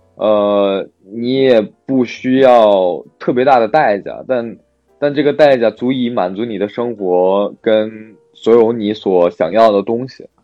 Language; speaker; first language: Chinese; non-native, local second language; Korean